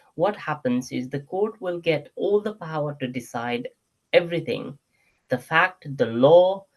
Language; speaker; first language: English; non-native, local second language; Nepali